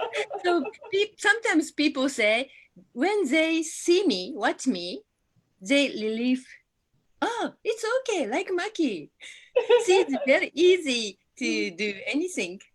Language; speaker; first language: English; non-native, learner; Japanese